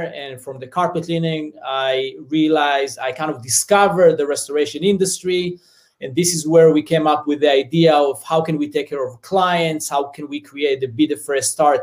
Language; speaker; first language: English; non-native, fluent; Hebrew